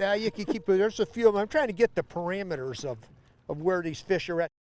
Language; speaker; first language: English; native; English